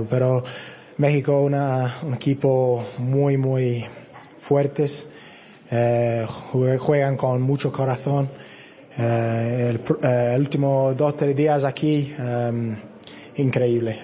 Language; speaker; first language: Spanish; non-native, fluent; English